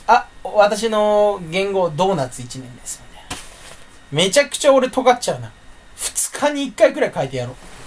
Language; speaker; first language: Japanese; native; Japanese